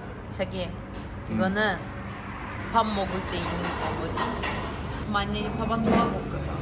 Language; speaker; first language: Korean; non-native, learner; Turkish